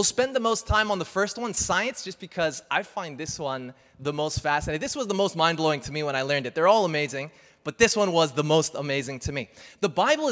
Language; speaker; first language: English; native; English